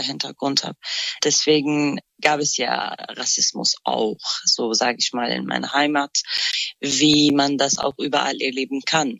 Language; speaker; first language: German; non-native, fluent; Kurdish